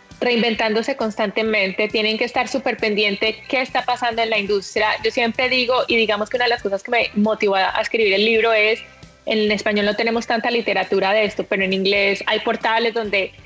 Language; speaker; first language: Spanish; native; Spanish